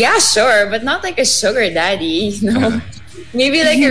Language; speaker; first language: English; non-native, local second language; Filipino